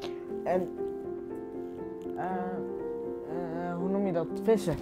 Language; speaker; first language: Dutch; early bilingual, other home language; Arabic